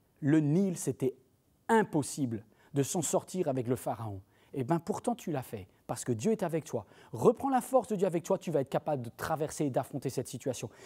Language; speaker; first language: French; native; French